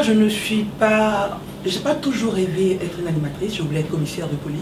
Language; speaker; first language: French; native; French